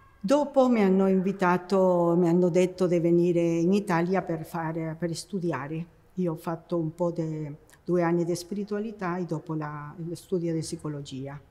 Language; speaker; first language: Italian; non-native, fluent; Spanish